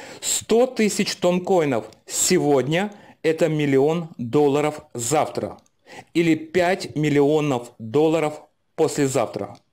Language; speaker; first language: Russian; native; Russian